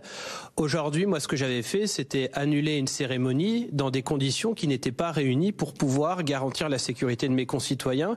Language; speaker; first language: French; native; French